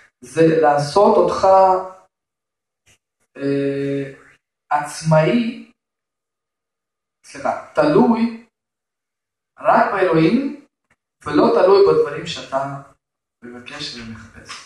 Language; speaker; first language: Hebrew; non-native, fluent; Russian